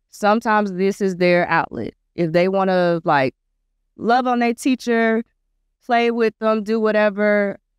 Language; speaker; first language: English; native; English